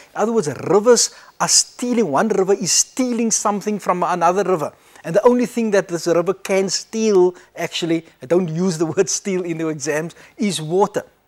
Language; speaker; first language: English; non-native, local second language; Afrikaans